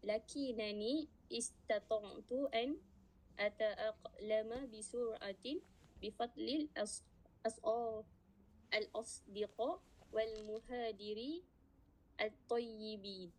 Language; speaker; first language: Arabic; non-native, learner; Malay